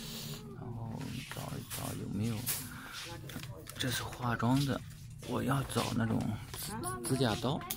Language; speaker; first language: Chinese; native; Chinese